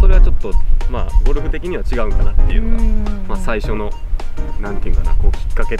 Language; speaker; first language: Japanese; native; Japanese